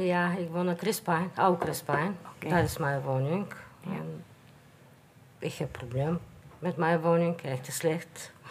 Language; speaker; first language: Dutch; non-native, learner; Bulgarian